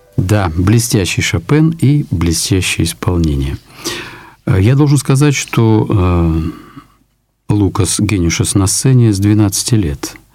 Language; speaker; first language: Russian; native; Russian